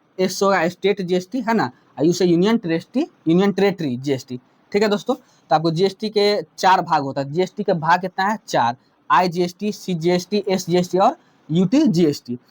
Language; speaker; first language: Hindi; native; Hindi